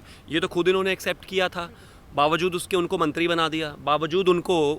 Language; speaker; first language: Hindi; native; Hindi